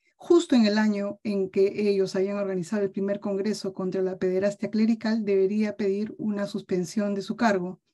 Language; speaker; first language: Spanish; native; Spanish